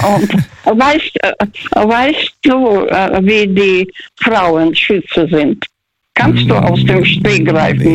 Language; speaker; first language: German; non-native, fluent; Russian